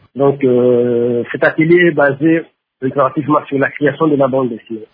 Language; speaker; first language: French; non-native, local second language; Lingala